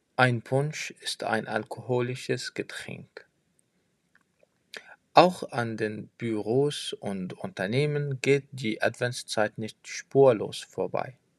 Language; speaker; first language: German; non-native, fluent; French